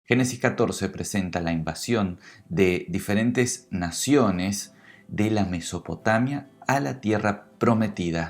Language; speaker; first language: Spanish; native; Spanish